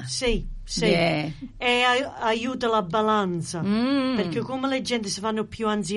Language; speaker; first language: Italian; early bilingual, heritage; Italian